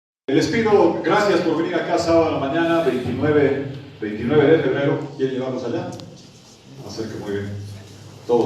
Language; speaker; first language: Spanish; native; Spanish